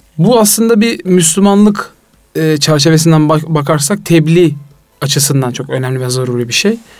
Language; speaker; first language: Turkish; native; Turkish